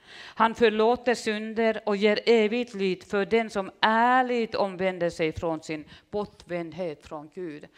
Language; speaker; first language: Swedish; non-native, fluent; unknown